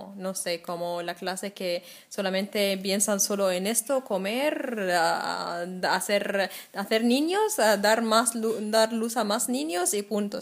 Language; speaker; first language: Spanish; non-native, fluent; Arabic